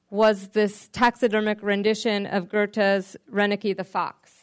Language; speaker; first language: English; native; English